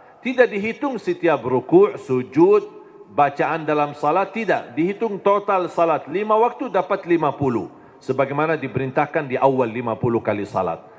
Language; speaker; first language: Indonesian; non-native, fluent; Arabic